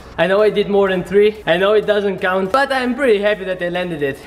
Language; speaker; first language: English; non-native, fluent; Bulgarian